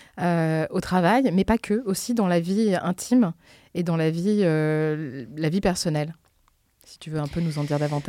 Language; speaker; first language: French; native; French